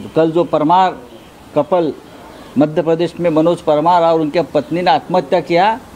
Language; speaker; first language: Hindi; non-native, local second language; Marathi